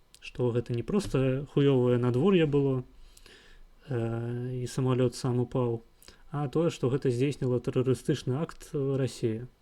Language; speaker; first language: Belarusian; non-native, local second language; Russian